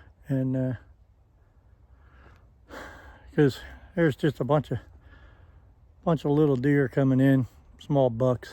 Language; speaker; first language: English; native; English